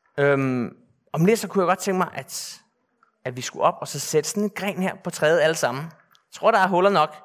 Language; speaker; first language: Danish; native; Danish